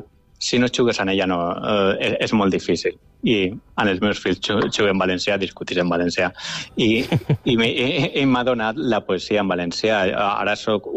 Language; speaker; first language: Catalan; non-native, local second language; Spanish